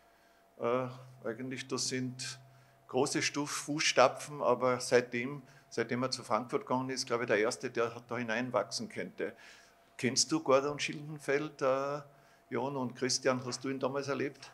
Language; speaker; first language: German; native; German